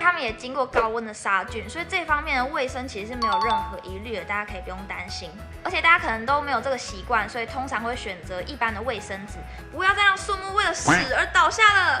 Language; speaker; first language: Chinese; native; Chinese